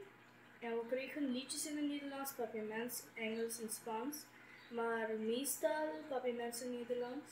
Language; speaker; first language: Dutch; non-native, local second language; Papiamento